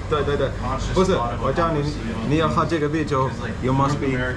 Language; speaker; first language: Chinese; non-native, learner; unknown